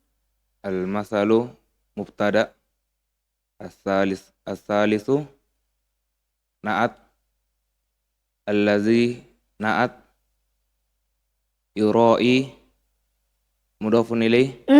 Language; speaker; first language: Arabic; non-native, learner; Indonesian